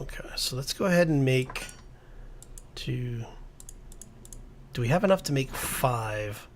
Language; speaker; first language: English; native; English